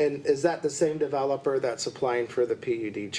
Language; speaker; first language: English; native; English